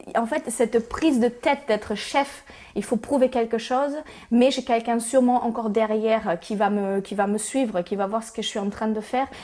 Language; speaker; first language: French; non-native, fluent; German